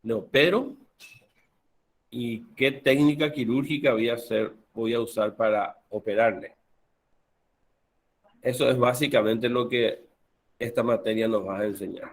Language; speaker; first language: Spanish; native; Spanish